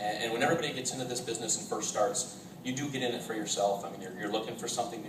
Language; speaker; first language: English; native; English